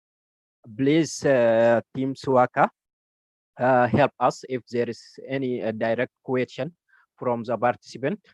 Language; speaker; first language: English; non-native, learner; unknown